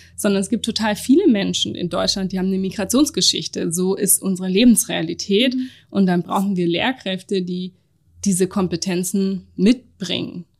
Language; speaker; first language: German; native; German